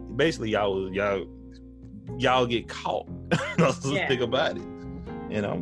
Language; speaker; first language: English; native; English